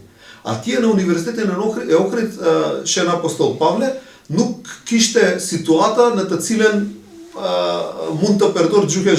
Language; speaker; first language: Albanian; non-native, local second language; Macedonian